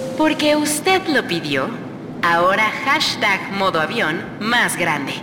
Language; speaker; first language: Spanish; native; Spanish